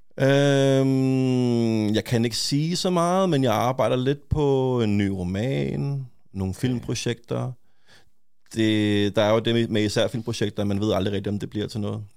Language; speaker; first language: Danish; native; Danish